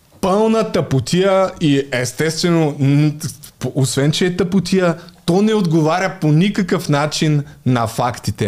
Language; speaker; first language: Bulgarian; native; Bulgarian